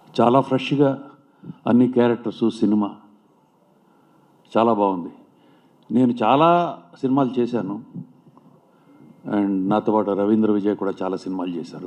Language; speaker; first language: Telugu; native; Telugu